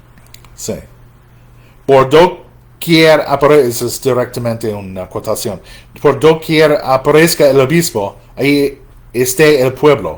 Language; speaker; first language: Spanish; non-native, fluent; English